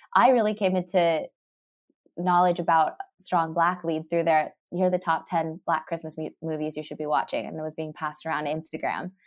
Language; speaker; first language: English; early bilingual, other home language; Japanese